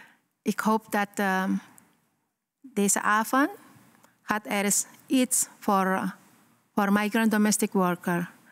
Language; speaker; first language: Dutch; non-native, learner; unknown